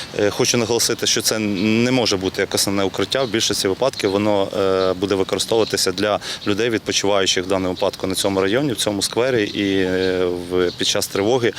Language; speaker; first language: Ukrainian; native; Ukrainian